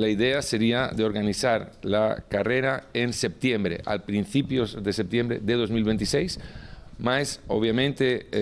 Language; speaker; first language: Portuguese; non-native, learner; Spanish